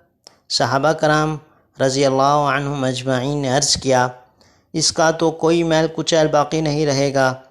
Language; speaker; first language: Urdu; native; Urdu